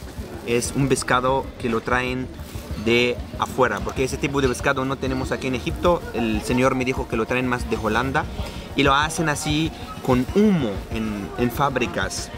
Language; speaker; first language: Spanish; non-native, fluent; Arabic